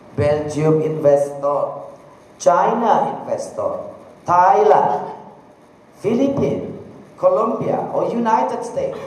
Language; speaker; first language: English; non-native, fluent; Indonesian